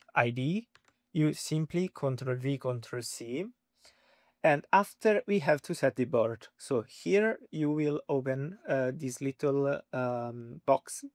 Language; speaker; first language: English; non-native, fluent; Italian